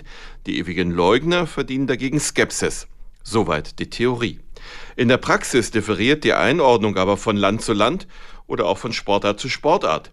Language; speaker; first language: German; native; German